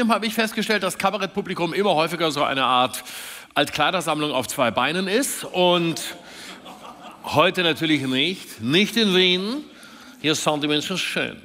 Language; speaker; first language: German; native; German